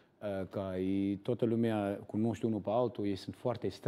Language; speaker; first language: Romanian; non-native, learner; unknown